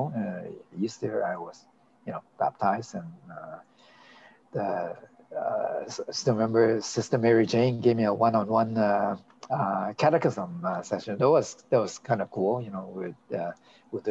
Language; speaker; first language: English; non-native, local second language; Cantonese